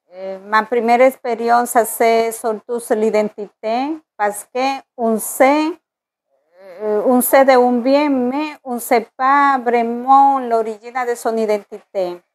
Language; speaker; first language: French; non-native, learner; Spanish